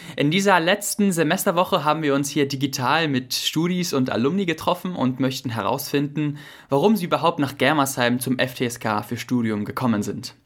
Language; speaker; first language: German; native; German